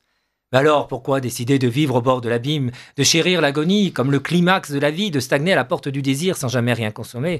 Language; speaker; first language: French; native; French